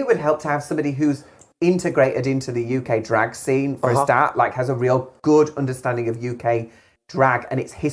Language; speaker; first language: English; native; English